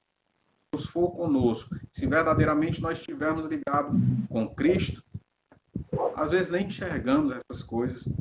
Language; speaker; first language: Portuguese; native; Portuguese